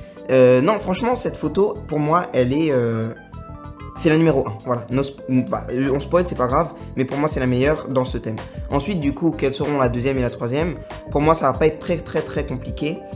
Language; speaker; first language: French; native; French